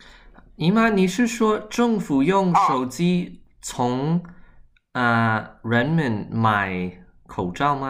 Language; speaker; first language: Chinese; early bilingual, heritage; Chinese